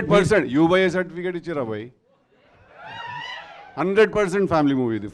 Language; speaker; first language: Telugu; native; Telugu